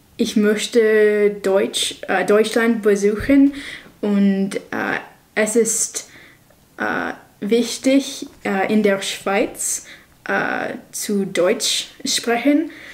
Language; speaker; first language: German; non-native, learner; English